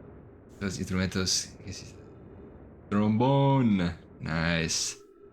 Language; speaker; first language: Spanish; non-native, learner; English